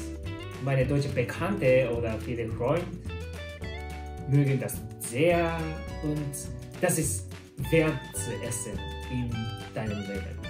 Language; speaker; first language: German; non-native, learner; Japanese